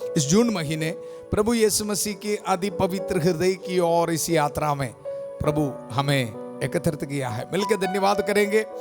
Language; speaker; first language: Hindi; non-native, local second language; Malayalam